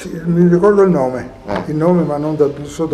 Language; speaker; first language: Italian; non-native, local second language; Slovenian